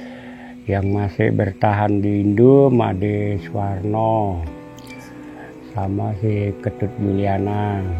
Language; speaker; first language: Indonesian; non-native, local second language; Balinese